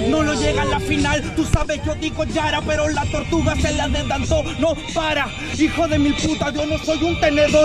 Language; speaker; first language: Spanish; native; Spanish